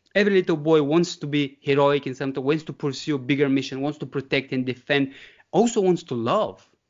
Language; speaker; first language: English; non-native, fluent; Bulgarian